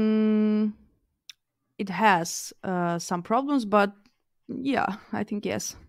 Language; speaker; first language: English; non-native, fluent; Russian